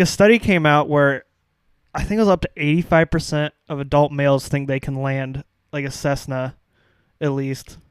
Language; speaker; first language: English; native; English